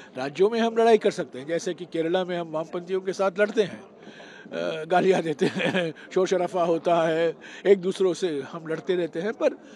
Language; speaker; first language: Hindi; non-native, local second language; Tamil